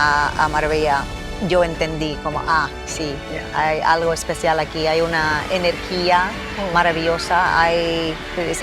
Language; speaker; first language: Spanish; non-native, fluent; English